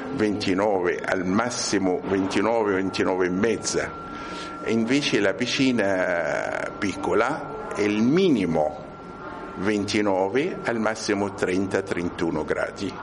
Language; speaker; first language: Italian; non-native, learner; Arabic